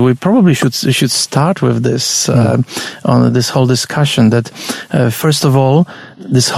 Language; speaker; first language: English; non-native, fluent; Polish